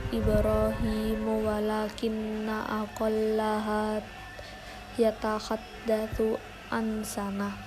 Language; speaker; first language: Arabic; non-native, learner; Indonesian